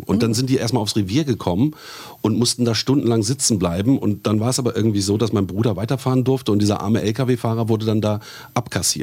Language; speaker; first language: German; native; German